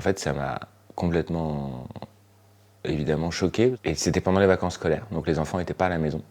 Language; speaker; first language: French; native; French